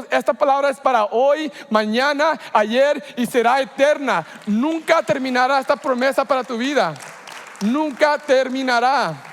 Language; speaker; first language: Spanish; early bilingual, heritage; Spanish